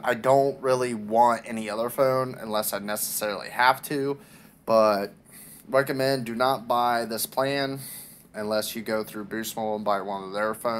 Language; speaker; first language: English; native; English